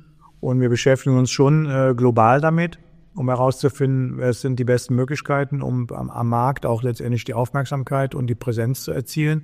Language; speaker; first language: German; native; German